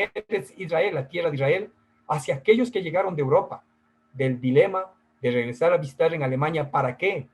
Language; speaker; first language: Spanish; native; Spanish